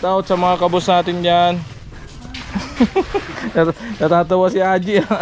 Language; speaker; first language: Filipino; native; Filipino